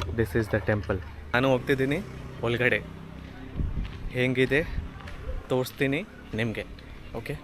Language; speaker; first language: Kannada; non-native, learner; Hindi